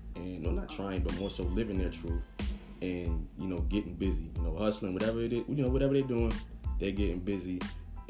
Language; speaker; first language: English; native; English